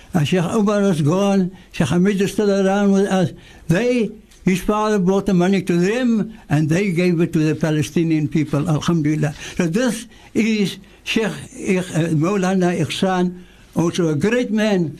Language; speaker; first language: English; native; English